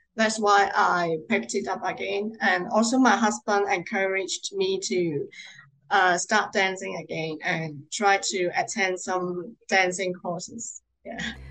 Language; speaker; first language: English; non-native, local second language; Cantonese